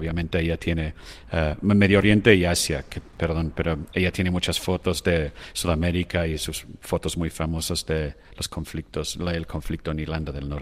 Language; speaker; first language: Spanish; non-native, fluent; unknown